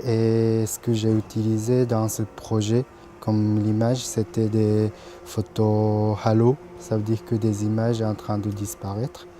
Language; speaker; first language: French; non-native, fluent; Japanese